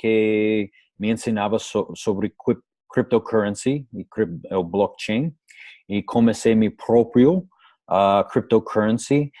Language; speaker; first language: Portuguese; non-native, learner; English